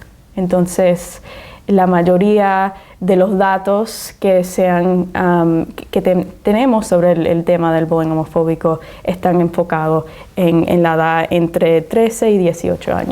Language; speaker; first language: Spanish; early bilingual, heritage; Spanish